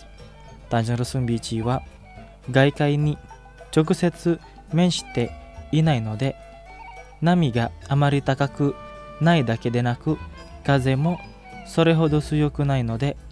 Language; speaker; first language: Japanese; non-native, fluent; Indonesian